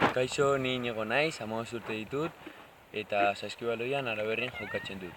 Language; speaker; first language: Basque; non-native, local second language; Spanish